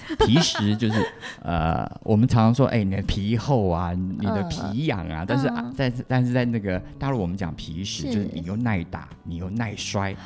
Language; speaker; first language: Chinese; native; Chinese